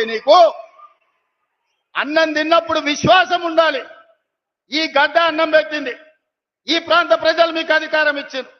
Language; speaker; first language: Telugu; native; Telugu